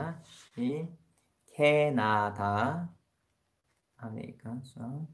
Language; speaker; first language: Romanian; non-native, learner; Korean